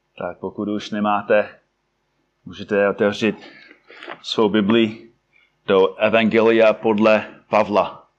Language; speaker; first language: Czech; non-native, fluent; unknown